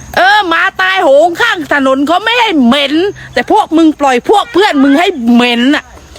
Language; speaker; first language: Thai; native; Thai